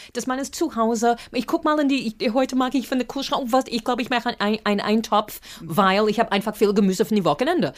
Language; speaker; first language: German; non-native, fluent; English